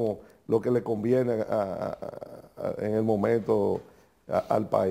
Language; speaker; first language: Spanish; native; Spanish